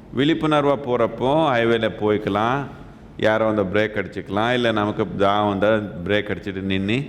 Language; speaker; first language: Tamil; non-native, local second language; Kannada